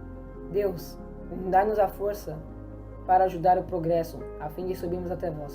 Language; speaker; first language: Portuguese; native; Portuguese